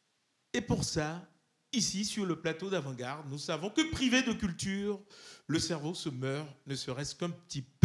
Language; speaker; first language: French; native; French